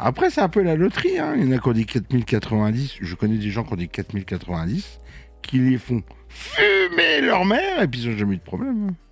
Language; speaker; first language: French; native; French